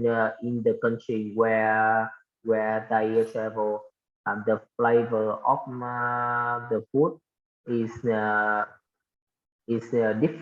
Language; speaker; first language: English; non-native, learner; Vietnamese